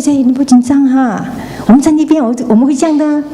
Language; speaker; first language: Chinese; native; Chinese